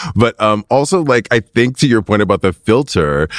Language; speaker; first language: English; native; English